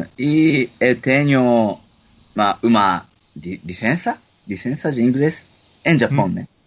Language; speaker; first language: Portuguese; non-native, learner; Japanese